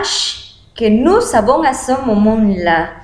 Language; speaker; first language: French; non-native, learner; Spanish